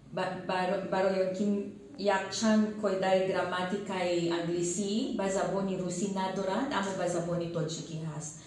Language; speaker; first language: Tajik; non-native, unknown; Filipino